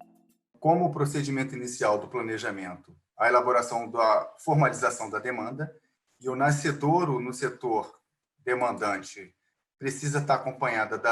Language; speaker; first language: Portuguese; native; Portuguese